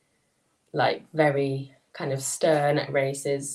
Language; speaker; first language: English; native; English